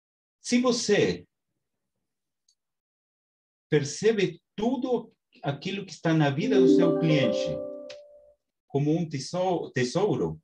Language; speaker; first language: Portuguese; non-native, fluent; Spanish